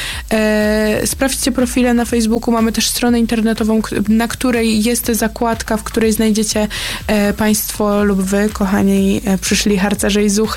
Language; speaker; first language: Polish; native; Polish